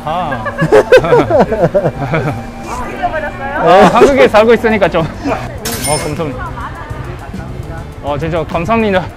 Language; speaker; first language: Korean; non-native, fluent; Japanese